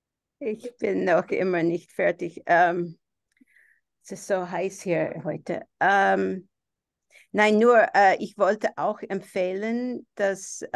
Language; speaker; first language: German; non-native, fluent; English